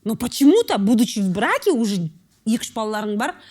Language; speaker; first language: Russian; non-native, local second language; Kazakh